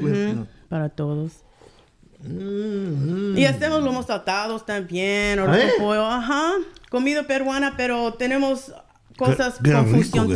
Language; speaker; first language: Spanish; early bilingual, heritage; Spanish